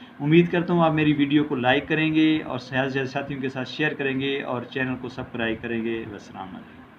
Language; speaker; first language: Urdu; non-native, local second language; Punjabi